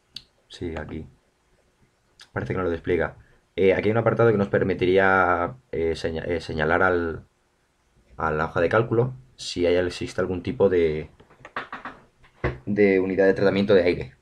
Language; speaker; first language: Spanish; native; Spanish